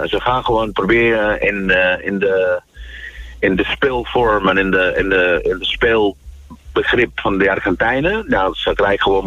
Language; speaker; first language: Dutch; non-native, fluent; Spanish